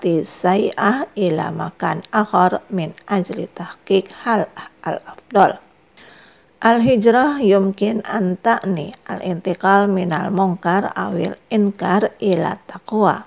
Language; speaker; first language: Arabic; non-native, fluent; Indonesian